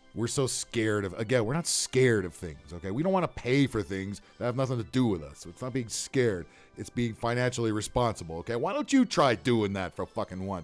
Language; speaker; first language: English; native; English